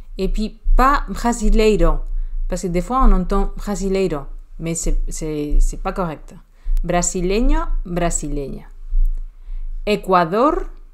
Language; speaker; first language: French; non-native, fluent; Spanish